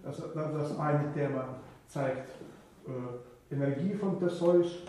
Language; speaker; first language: German; non-native, fluent; Russian